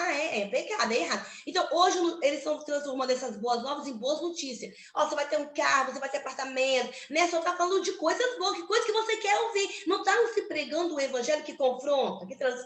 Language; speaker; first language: Portuguese; native; Portuguese